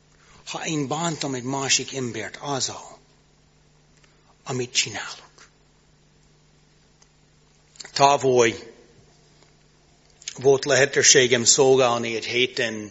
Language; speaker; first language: Hungarian; non-native, learner; English